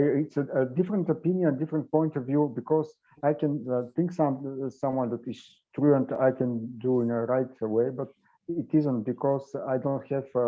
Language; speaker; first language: English; non-native, learner; Bulgarian